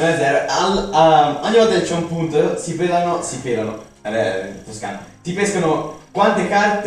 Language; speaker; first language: Italian; native; Italian